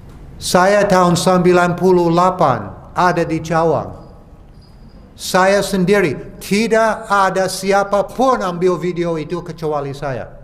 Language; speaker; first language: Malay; non-native, fluent; English